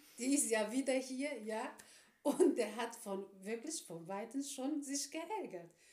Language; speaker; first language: German; non-native, fluent; Turkish